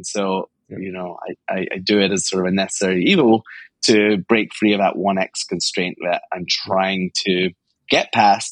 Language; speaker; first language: English; native; English